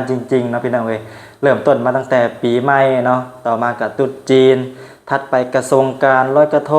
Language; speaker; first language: Thai; non-native, local second language; Northeastern Thai